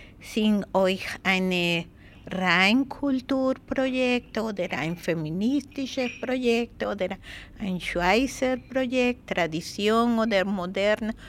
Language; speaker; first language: German; non-native, learner; Spanish